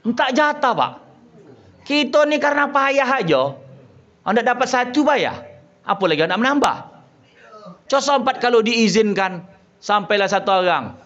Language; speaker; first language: Malay; native; Malay